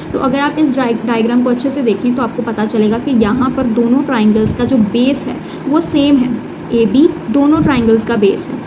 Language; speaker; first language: Hindi; native; Hindi